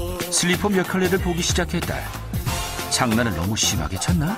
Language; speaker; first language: Korean; native; Korean